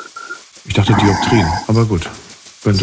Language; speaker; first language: German; native; German